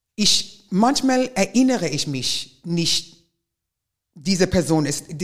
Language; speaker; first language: German; non-native, fluent; English